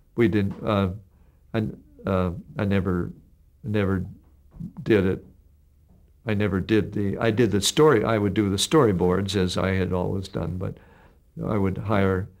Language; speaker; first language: English; native; English